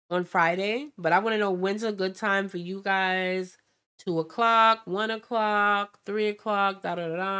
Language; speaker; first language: English; native; English